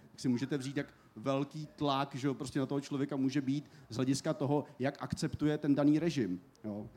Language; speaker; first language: Czech; native; Czech